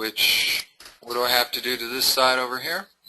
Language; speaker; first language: English; native; English